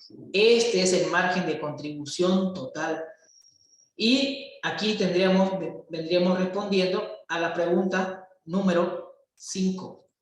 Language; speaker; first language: Spanish; native; Spanish